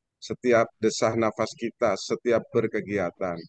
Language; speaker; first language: Indonesian; native; Indonesian